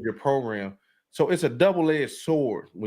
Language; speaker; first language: English; native; English